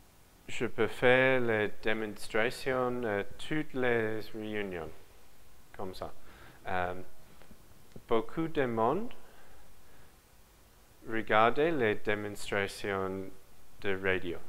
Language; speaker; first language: French; non-native, learner; English